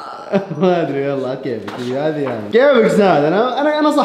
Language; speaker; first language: Arabic; native; Arabic